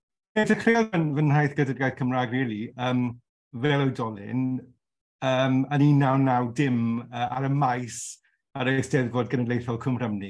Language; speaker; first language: Welsh; non-native, local second language; English